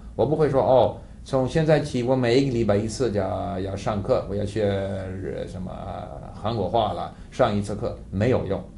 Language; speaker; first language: Chinese; non-native, fluent; English